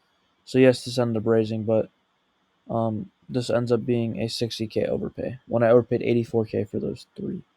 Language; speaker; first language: English; native; English